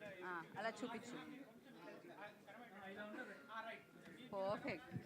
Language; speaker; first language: Telugu; native; Telugu